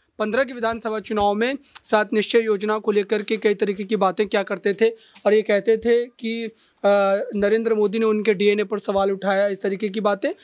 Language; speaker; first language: Hindi; native; Hindi